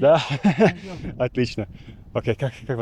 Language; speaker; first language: Russian; non-native, fluent; English